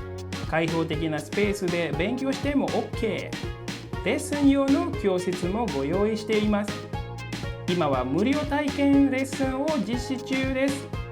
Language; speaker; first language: Japanese; non-native, fluent; Indonesian